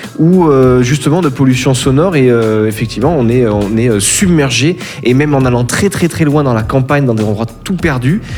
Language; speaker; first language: French; native; French